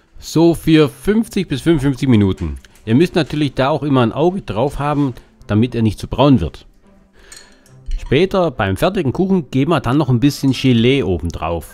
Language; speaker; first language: German; native; German